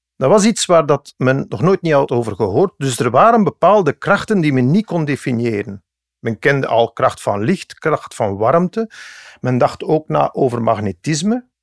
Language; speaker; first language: Dutch; early bilingual, other home language; English